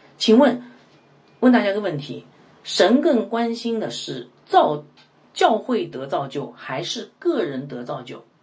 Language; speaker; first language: Chinese; native; Chinese